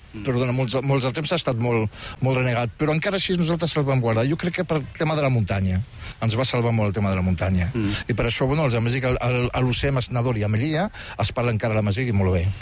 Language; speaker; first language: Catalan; non-native, fluent; Riffian